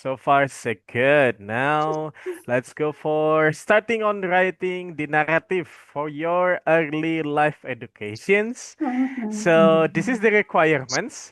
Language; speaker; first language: English; non-native, fluent; Indonesian